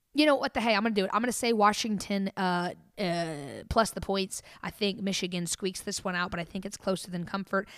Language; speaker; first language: English; native; English